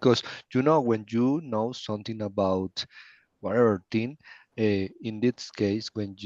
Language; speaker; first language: English; non-native, learner; Spanish